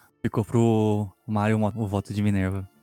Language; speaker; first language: Portuguese; native; Portuguese